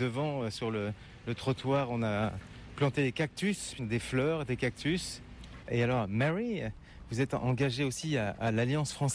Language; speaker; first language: French; native; French